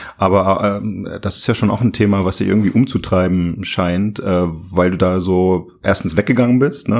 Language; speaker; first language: German; native; German